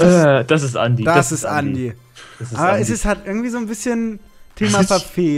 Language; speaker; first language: German; native; German